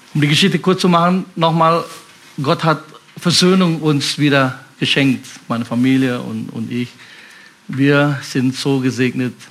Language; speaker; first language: German; non-native, fluent; Indonesian